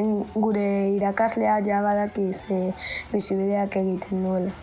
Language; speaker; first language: Basque; non-native, local second language; Spanish